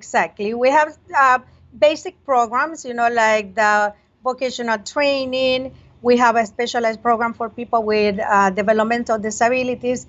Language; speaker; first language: English; non-native, fluent; Spanish